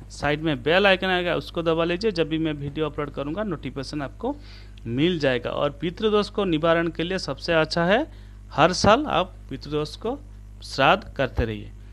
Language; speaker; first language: Hindi; non-native, local second language; Odia